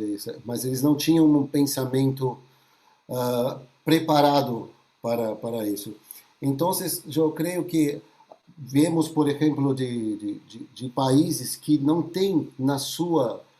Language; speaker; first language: Portuguese; non-native, fluent; Spanish